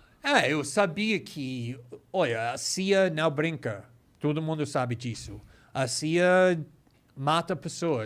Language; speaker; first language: Portuguese; non-native, fluent; English